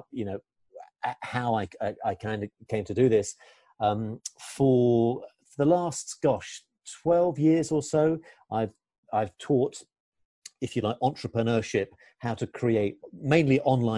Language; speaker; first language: English; native; English